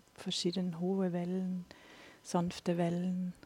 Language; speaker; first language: German; native; German